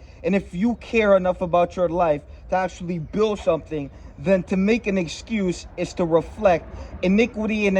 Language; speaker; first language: English; native; English